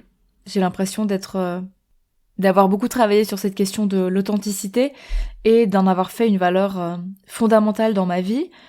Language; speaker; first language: French; native; French